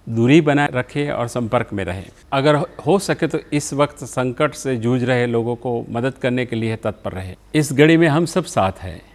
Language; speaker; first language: Hindi; non-native, local second language; Gujarati